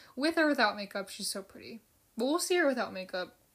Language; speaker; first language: English; early bilingual, other home language; Filipino